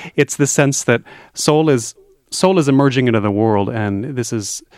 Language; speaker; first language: English; native; English